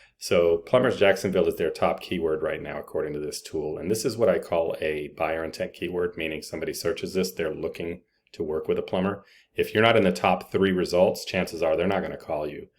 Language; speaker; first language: English; native; English